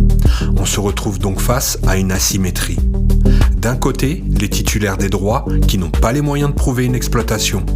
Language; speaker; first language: French; native; French